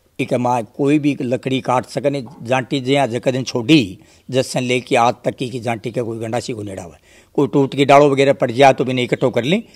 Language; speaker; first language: Hindi; native; Hindi